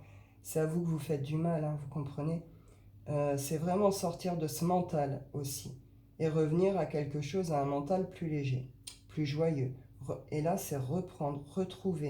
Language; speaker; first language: French; native; French